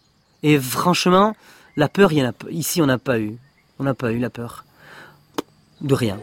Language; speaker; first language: French; native; French